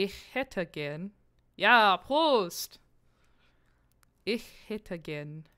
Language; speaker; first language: German; non-native, learner; English